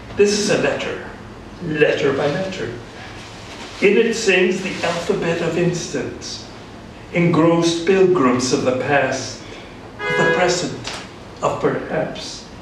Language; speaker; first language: English; early bilingual, other home language; Spanish